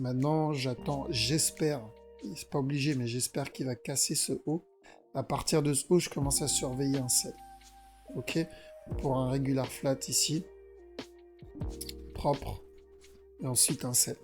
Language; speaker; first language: French; native; French